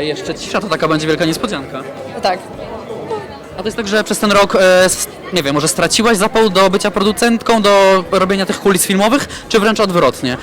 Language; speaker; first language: Polish; native; Polish